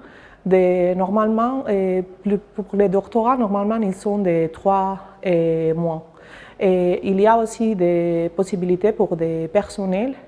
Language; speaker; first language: French; non-native, learner; Spanish